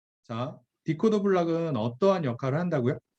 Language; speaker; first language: Korean; native; Korean